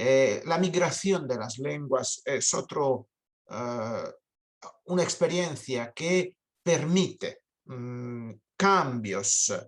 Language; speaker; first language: Spanish; non-native, fluent; Italian